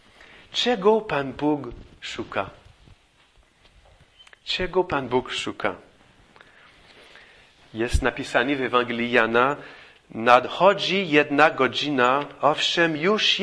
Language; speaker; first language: Polish; non-native, fluent; English